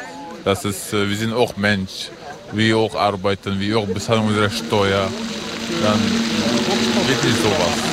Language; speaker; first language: German; non-native, learner; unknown